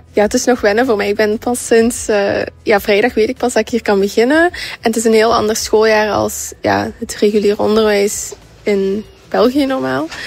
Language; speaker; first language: Dutch; native; Dutch